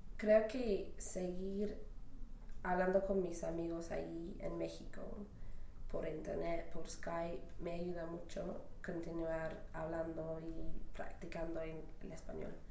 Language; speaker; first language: Spanish; non-native, fluent; English